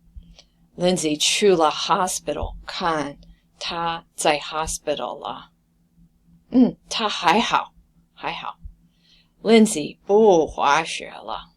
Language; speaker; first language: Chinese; non-native, fluent; English